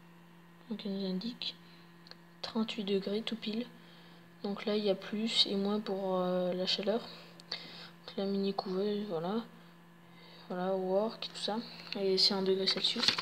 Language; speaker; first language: French; native; French